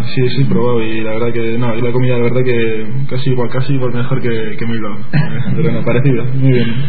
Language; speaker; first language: Spanish; native; Spanish